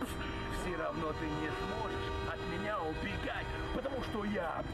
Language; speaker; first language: Russian; native; Russian